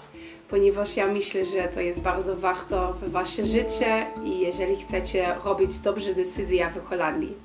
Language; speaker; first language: Polish; non-native, learner; Dutch